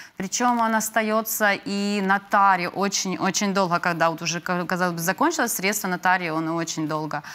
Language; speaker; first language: Russian; native; Russian